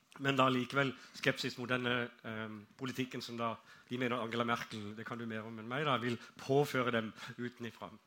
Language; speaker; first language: Norwegian; native; Norwegian